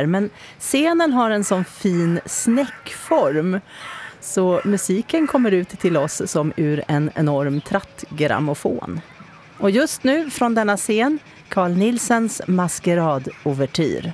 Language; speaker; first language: Swedish; native; Swedish